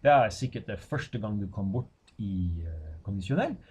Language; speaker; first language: Norwegian; non-native, fluent; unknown